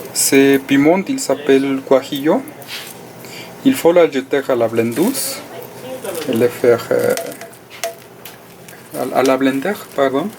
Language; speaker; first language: French; non-native, fluent; Spanish